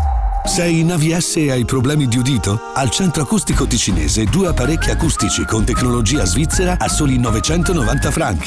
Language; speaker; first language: Italian; native; Italian